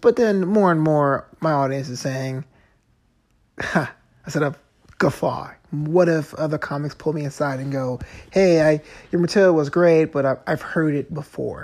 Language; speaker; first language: English; native; English